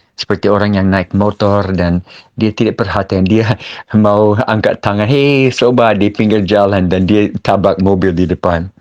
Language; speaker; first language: Malay; non-native, fluent; English